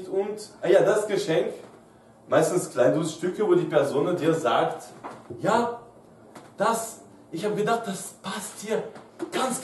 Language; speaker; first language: German; non-native, fluent; French